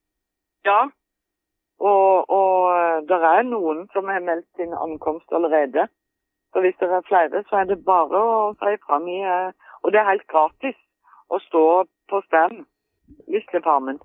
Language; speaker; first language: Norwegian; native; Norwegian